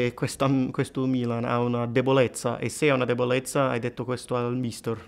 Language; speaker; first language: Italian; non-native, fluent; English